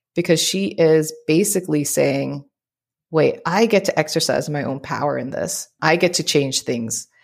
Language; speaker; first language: English; early bilingual, other home language; Filipino